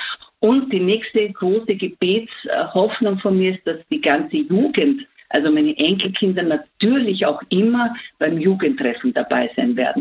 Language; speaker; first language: German; native; German